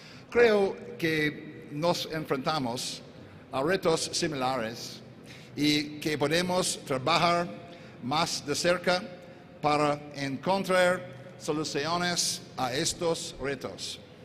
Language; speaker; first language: Spanish; non-native, fluent; English